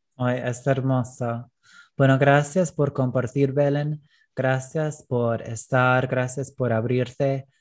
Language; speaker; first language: Spanish; non-native, fluent; English